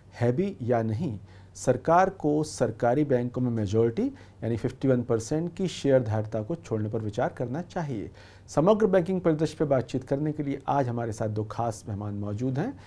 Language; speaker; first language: Hindi; native; Hindi